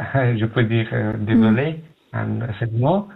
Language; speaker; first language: French; non-native, learner; Pashto